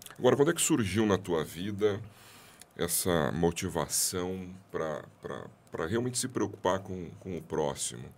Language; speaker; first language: Portuguese; native; Portuguese